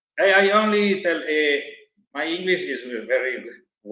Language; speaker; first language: English; non-native, learner; Italian